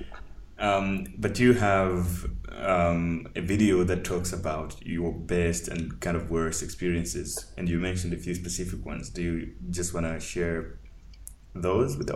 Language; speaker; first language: English; non-native, local second language; Nyanja